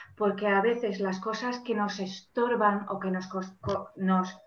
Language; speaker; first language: Spanish; non-native, fluent; English